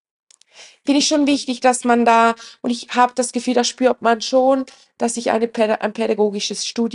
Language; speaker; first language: German; native; German